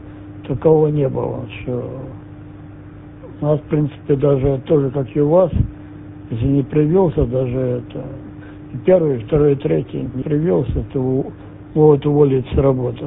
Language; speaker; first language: Russian; native; Russian